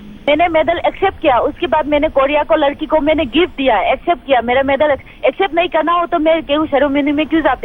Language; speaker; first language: Hindi; non-native, local second language; Manipuri